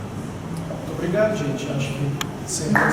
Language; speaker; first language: Portuguese; native; Portuguese